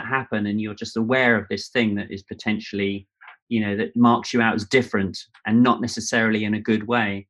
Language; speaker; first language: English; native; English